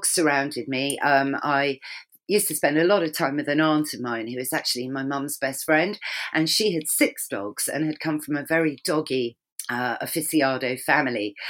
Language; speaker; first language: English; native; English